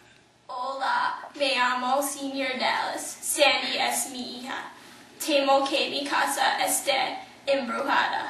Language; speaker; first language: Spanish; non-native, learner; English